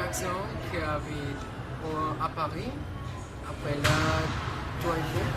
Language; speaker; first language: French; non-native, learner; Spanish